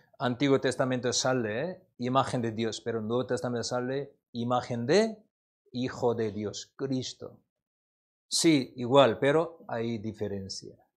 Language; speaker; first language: Spanish; non-native, learner; Korean